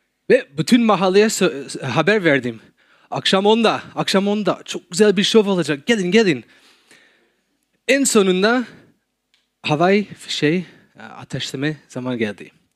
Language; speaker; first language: Turkish; non-native, fluent; English